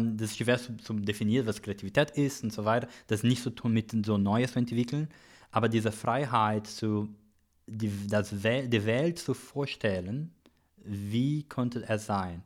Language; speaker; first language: German; non-native, learner; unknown